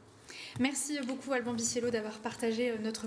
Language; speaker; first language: French; native; French